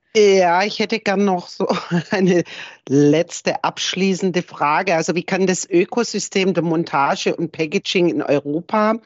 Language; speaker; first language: German; non-native, fluent; English